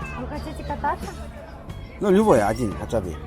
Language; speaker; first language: Russian; non-native, learner; Korean